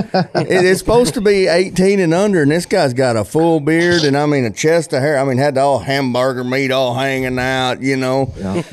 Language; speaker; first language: English; native; English